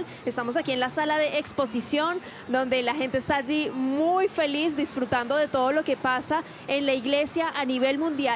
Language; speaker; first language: Spanish; native; Spanish